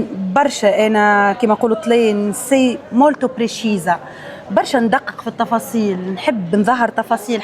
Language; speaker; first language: Arabic; native; Arabic